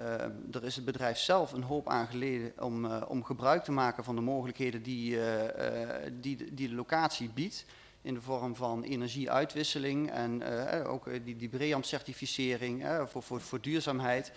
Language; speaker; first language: Dutch; native; Dutch